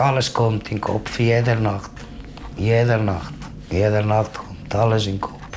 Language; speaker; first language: German; non-native, learner; Portuguese